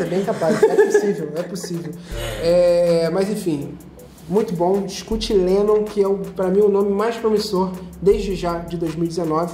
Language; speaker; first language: Portuguese; native; Portuguese